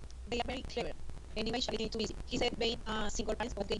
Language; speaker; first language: English; non-native, learner; Spanish